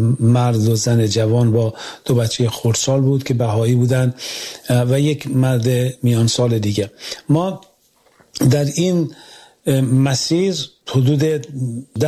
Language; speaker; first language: Persian; native; Persian